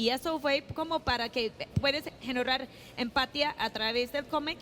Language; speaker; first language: Spanish; non-native, fluent; English